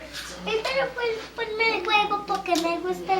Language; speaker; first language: Spanish; native; Spanish